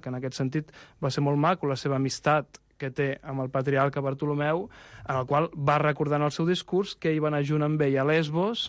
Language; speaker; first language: Catalan; native; Catalan